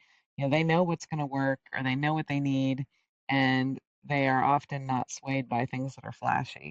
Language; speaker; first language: English; native; English